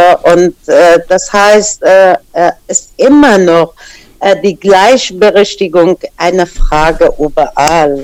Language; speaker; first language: German; non-native, fluent; Persian